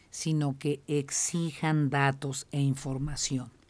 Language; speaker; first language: Spanish; native; Spanish